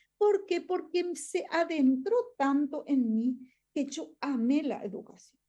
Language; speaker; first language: Spanish; non-native, local second language; Guarani